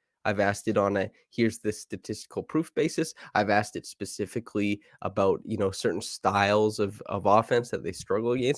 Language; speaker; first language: English; native; English